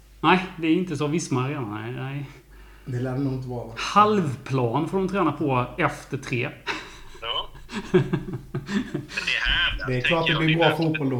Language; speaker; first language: Swedish; native; Swedish